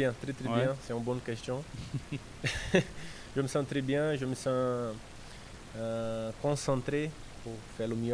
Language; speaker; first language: French; non-native, learner; Portuguese